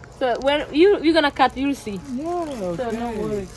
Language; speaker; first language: English; non-native, local second language; Swahili